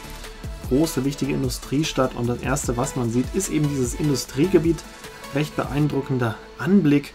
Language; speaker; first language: German; native; German